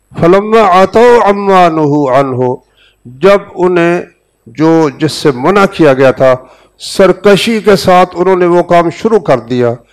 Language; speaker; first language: Urdu; native; Urdu